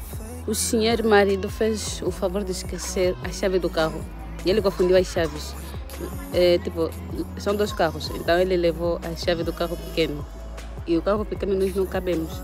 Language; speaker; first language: Portuguese; native; Portuguese